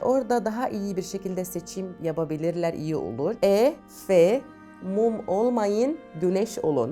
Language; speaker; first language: Turkish; non-native, fluent; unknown